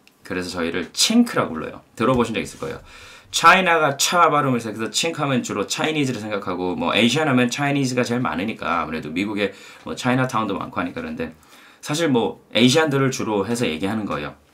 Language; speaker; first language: Korean; native; Korean